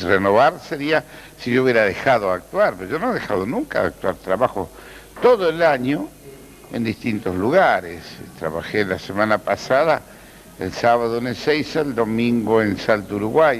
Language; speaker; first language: Spanish; native; Spanish